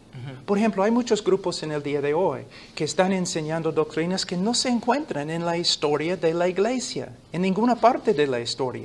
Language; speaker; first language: Spanish; non-native, fluent; English